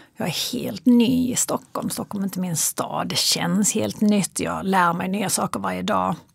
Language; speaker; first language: Swedish; early bilingual, other home language; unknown